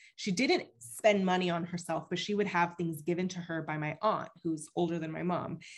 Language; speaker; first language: English; early bilingual, other home language; Spanish